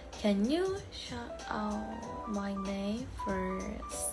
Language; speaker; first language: English; non-native, learner; Korean